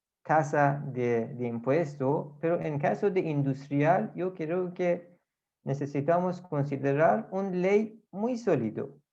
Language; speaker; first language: Spanish; non-native, fluent; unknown